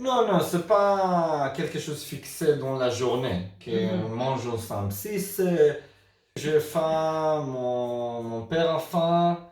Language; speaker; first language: French; non-native, learner; Hebrew